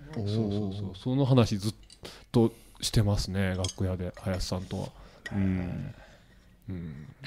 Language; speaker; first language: Japanese; native; Japanese